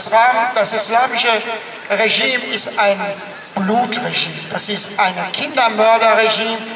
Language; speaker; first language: German; non-native, fluent; Persian